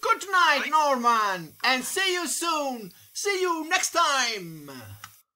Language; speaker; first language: English; non-native, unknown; Italian